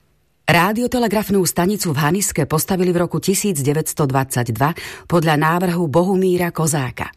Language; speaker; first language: Slovak; native; Slovak